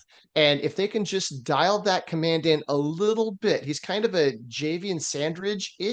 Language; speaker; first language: English; native; English